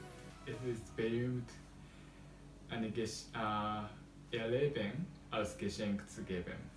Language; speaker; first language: German; non-native, learner; Japanese